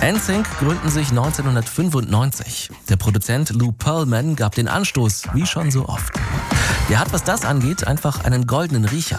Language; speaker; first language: German; native; German